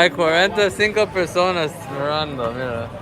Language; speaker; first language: Spanish; non-native, learner; English